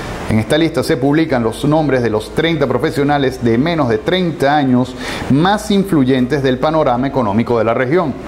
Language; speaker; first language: Spanish; native; Spanish